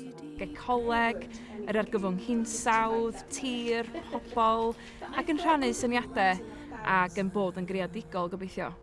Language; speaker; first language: Welsh; native; Welsh